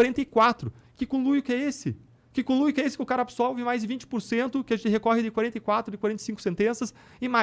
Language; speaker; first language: Portuguese; native; Portuguese